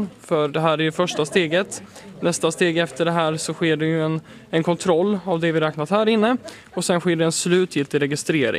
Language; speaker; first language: Swedish; native; Swedish